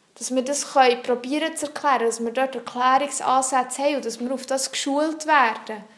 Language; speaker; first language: German; non-native, local second language; French